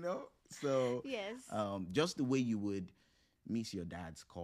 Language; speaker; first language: English; non-native, local second language; Yoruba